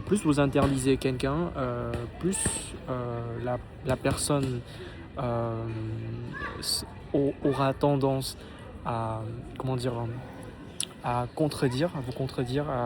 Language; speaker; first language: French; non-native, fluent; Vietnamese